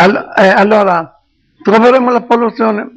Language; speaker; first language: Italian; non-native, local second language; Arabic